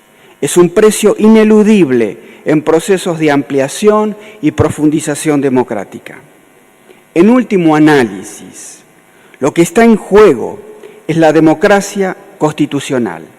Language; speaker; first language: Spanish; native; Spanish